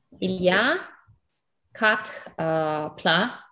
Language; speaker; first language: French; non-native, learner; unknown